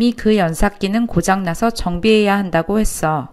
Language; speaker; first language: Korean; native; Korean